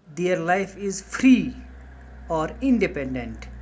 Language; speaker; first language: English; non-native, local second language; Urdu